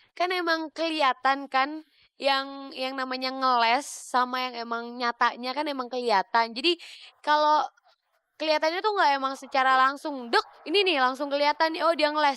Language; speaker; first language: Indonesian; native; Indonesian